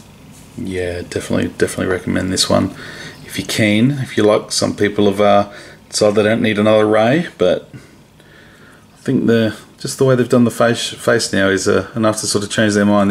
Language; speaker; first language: English; native; English